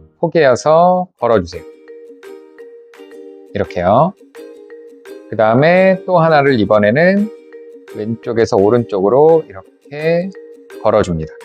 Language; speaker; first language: Korean; native; Korean